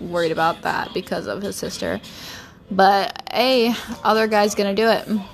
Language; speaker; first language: English; non-native, fluent; Portuguese